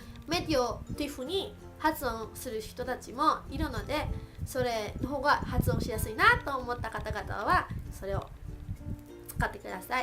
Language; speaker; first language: Japanese; early bilingual, other home language; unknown